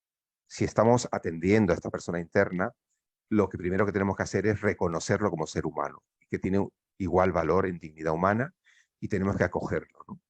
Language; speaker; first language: Spanish; native; Spanish